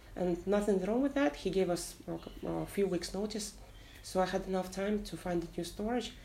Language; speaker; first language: English; non-native, fluent; Russian